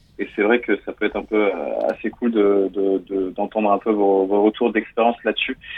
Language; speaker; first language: French; native; French